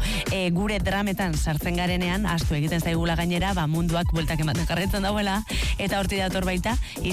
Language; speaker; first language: Basque; native; Basque